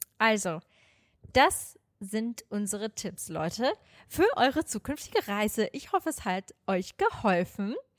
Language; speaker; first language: German; non-native, fluent; Portuguese